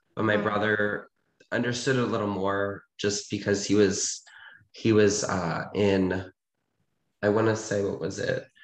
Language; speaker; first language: English; native; English